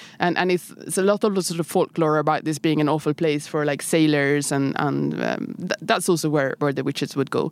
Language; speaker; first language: English; non-native, fluent; Swedish